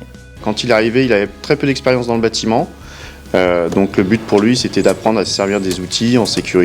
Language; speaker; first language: French; native; French